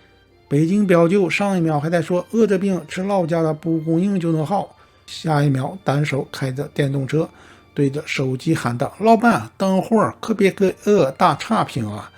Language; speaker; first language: Chinese; native; Chinese